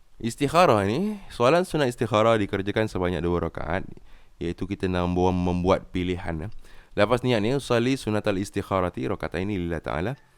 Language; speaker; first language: Malay; native; Malay